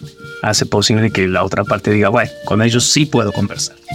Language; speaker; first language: Spanish; native; Spanish